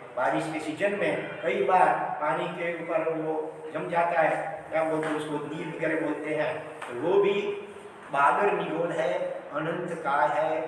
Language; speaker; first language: Hindi; non-native, local second language; Gujarati